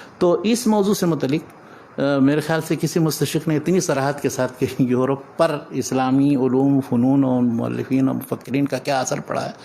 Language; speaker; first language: Urdu; native; Urdu